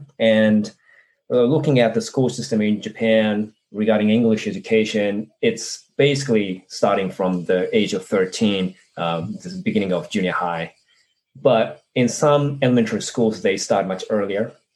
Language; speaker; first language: English; non-native, fluent; Japanese